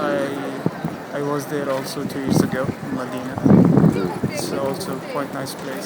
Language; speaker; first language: English; non-native, fluent; Arabic